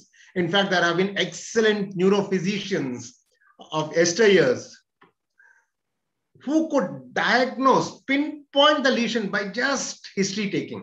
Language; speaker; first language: English; non-native, local second language; Telugu